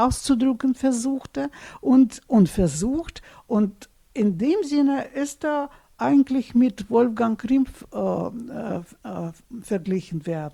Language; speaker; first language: German; non-native, fluent; Russian